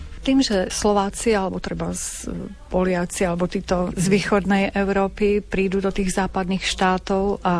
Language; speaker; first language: Slovak; native; Slovak